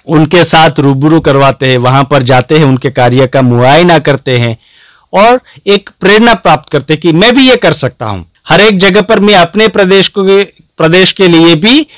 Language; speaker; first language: Hindi; non-native, local second language; Gujarati